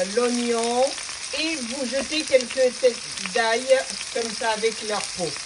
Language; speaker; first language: French; non-native, local second language; Arabic